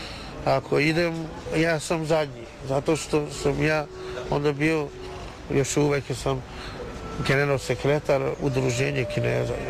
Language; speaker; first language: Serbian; non-native, fluent; Chinese